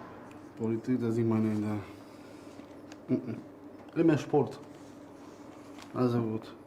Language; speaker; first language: German; non-native, learner; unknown